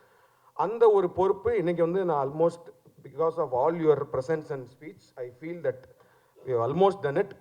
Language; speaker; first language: Tamil; native; Tamil